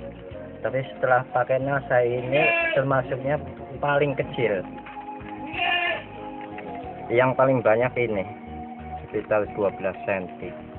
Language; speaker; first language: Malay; non-native, local second language; Javanese